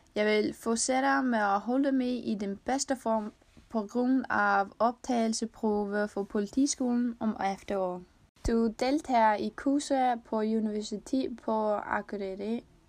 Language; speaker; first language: Danish; non-native, learner; Icelandic